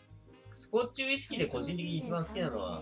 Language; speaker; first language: Japanese; native; Japanese